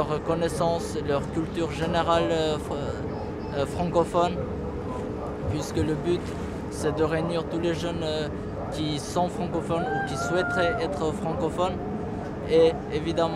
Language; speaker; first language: French; non-native, fluent; Albanian